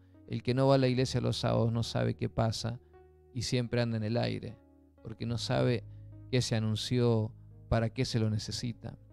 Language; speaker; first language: Spanish; native; Spanish